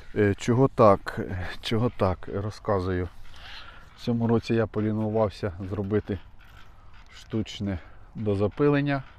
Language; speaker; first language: Ukrainian; native; Ukrainian